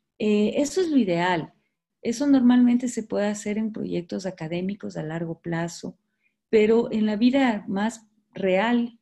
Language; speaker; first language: Spanish; native; Spanish